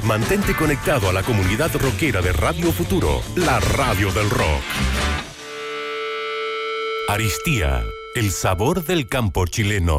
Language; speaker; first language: Spanish; native; Spanish